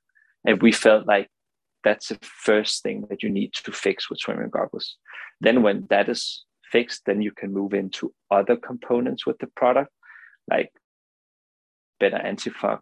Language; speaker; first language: English; non-native, fluent; Danish